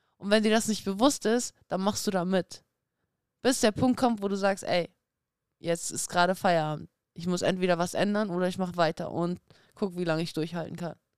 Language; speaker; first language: German; early bilingual, other home language; Russian